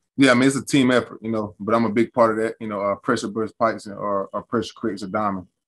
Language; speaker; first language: English; native; English